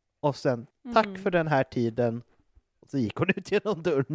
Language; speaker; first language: Swedish; native; Swedish